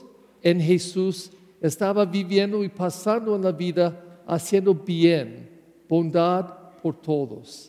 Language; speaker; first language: Spanish; non-native, learner; English